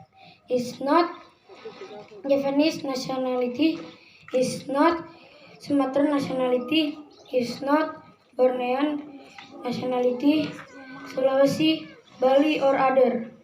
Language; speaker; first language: English; non-native, learner; Indonesian